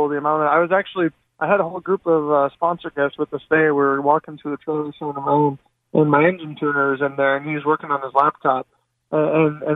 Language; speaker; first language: English; native; English